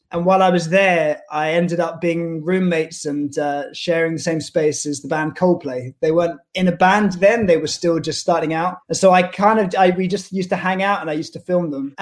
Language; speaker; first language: English; native; English